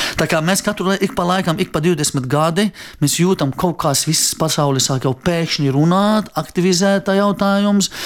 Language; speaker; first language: Latvian; non-native, fluent; Arabic